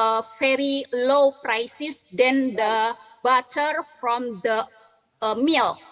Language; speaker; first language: English; non-native, learner; Indonesian